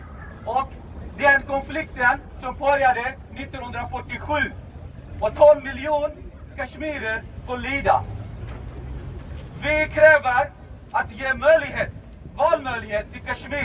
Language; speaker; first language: Swedish; non-native, learner; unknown